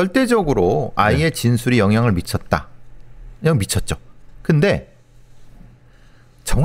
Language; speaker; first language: Korean; native; Korean